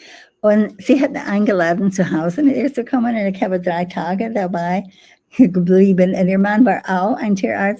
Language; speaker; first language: German; non-native, fluent; English